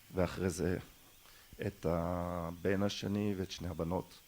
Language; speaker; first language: Hebrew; early bilingual, other home language; German